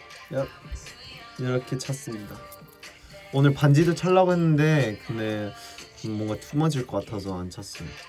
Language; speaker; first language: Korean; early bilingual, heritage; Korean